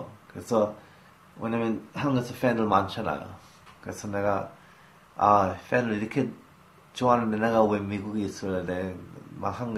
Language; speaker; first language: Korean; early bilingual, heritage; English